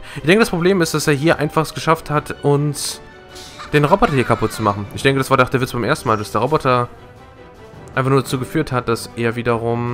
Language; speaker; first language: German; native; German